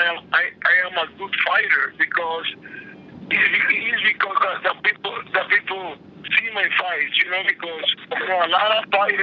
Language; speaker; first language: English; non-native, learner; Spanish